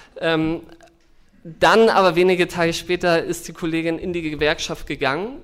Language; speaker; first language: German; native; German